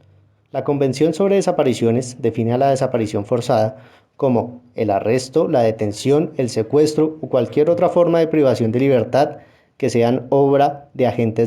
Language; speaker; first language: Spanish; native; Spanish